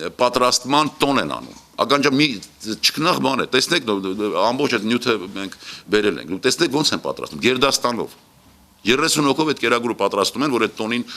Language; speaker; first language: Armenian; native; Armenian